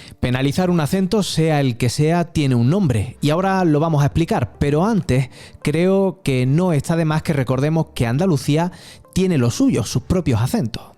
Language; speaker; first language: Spanish; native; Spanish